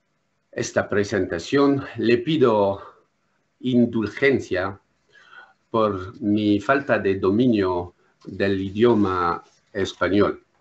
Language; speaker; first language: Spanish; non-native, learner; French